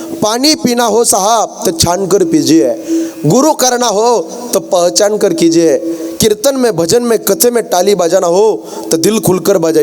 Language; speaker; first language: Hindi; non-native, local second language; Marathi